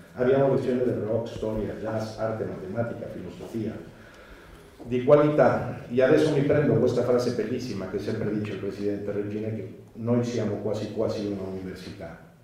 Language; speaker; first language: Italian; non-native, fluent; Spanish